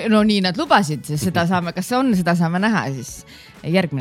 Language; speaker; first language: Estonian; native; Estonian